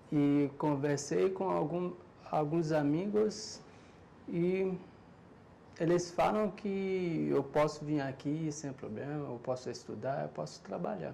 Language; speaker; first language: Portuguese; non-native, learner; Haitian Creole